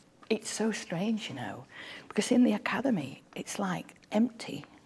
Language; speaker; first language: English; native; English